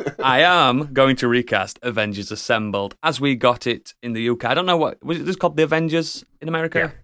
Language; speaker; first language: English; native; English